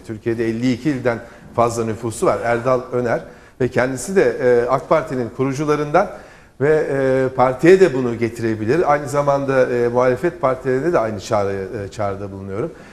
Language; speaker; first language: Turkish; native; Turkish